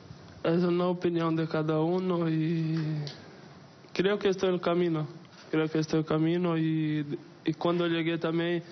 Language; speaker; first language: Spanish; non-native, fluent; Portuguese